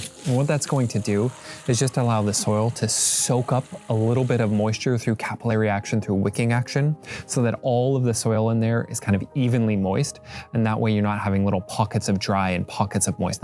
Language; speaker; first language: English; native; English